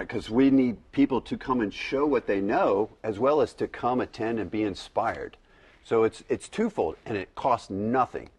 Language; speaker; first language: English; native; English